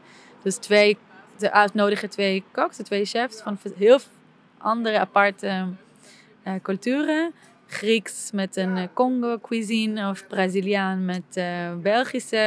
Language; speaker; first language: Dutch; non-native, fluent; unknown